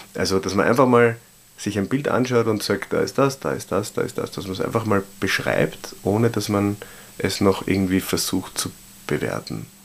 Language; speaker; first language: German; native; German